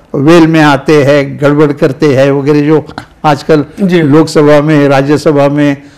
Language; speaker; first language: Hindi; non-native, local second language; Marathi